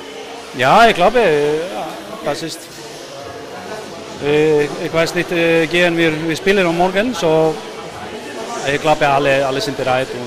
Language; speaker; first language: German; non-native, learner; Icelandic